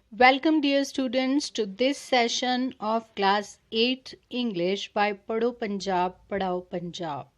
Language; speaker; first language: English; non-native, local second language; Punjabi